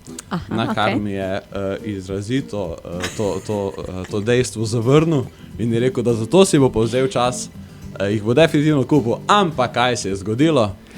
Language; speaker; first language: Slovenian; native; Slovenian